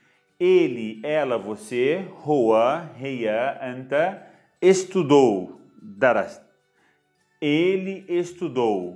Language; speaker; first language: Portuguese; non-native, fluent; Arabic